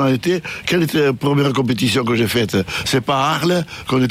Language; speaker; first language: French; native; French